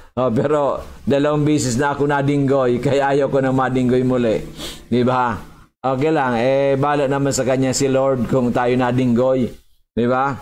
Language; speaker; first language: Filipino; native; Filipino